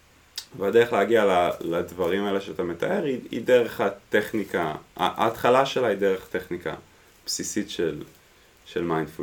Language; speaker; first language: Hebrew; native; Hebrew